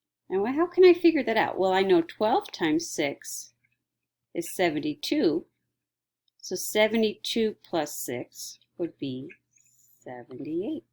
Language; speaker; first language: English; native; English